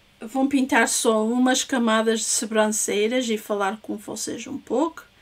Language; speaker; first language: Portuguese; early bilingual, heritage; English